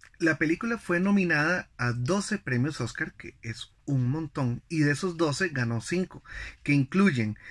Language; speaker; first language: Spanish; native; Spanish